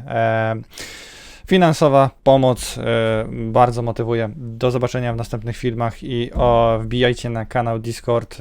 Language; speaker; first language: Polish; native; Polish